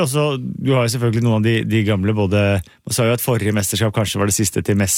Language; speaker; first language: Norwegian; native; Norwegian